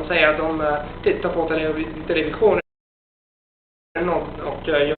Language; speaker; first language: Swedish; non-native, fluent; Italian